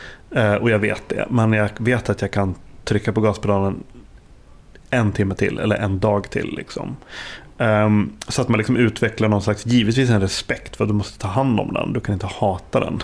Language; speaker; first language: Swedish; native; Swedish